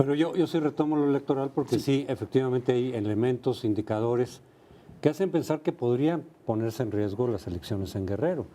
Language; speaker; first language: Spanish; native; Spanish